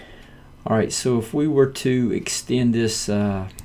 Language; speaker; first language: English; native; English